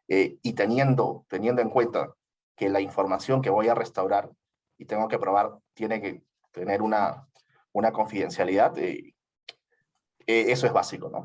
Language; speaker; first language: Spanish; native; Spanish